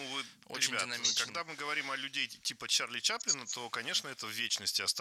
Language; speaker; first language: Russian; native; Russian